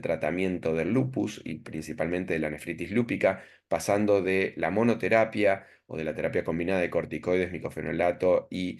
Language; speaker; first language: Spanish; native; Spanish